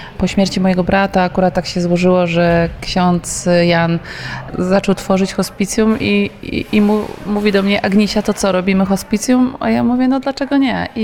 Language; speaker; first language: Polish; native; Polish